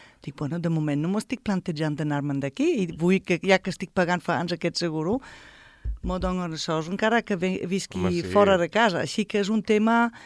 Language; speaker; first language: Catalan; non-native, fluent; German